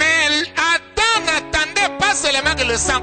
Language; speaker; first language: French; non-native, local second language; Lingala